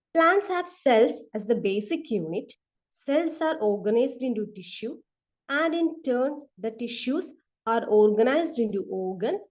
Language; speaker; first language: English; non-native, local second language; Malayalam